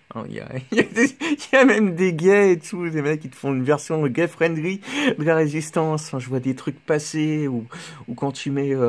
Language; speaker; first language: French; native; French